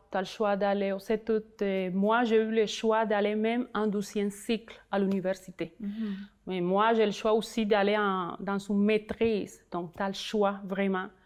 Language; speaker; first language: French; non-native, fluent; Spanish